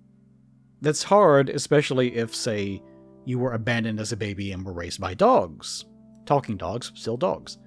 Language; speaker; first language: English; native; English